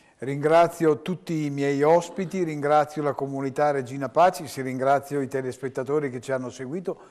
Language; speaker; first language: Italian; native; Italian